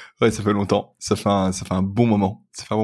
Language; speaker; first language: French; native; French